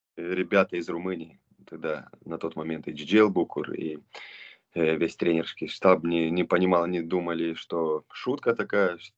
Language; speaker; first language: Russian; non-native, local second language; Romanian